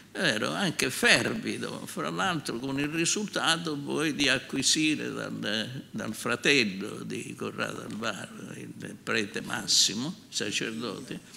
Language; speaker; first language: Italian; native; Italian